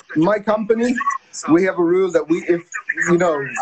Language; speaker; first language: English; native; English